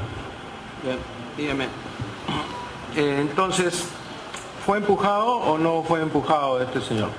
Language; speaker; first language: Spanish; native; Spanish